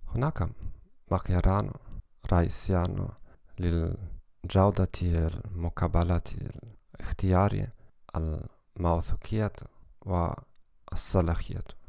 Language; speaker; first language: Arabic; non-native, learner; German